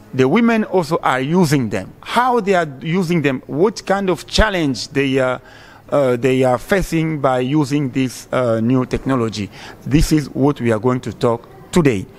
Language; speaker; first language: English; non-native, fluent; Swahili